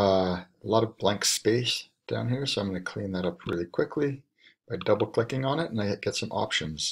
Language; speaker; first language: English; native; English